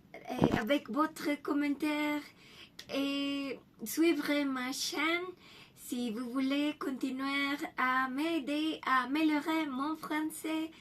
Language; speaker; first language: French; non-native, learner; Spanish